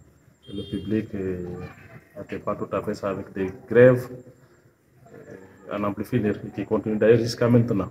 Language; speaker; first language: French; non-native, local second language; Serer